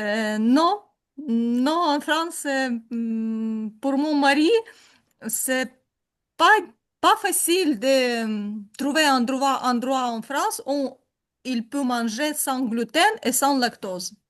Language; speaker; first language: French; non-native, learner; Ukrainian